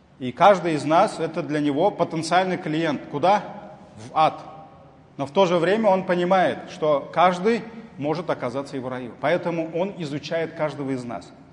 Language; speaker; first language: Russian; non-native, local second language; Tatar